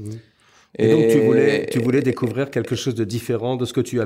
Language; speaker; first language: French; native; French